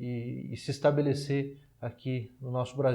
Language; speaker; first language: Portuguese; native; Portuguese